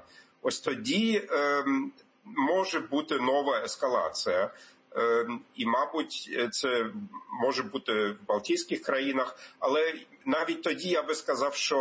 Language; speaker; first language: Ukrainian; non-native, fluent; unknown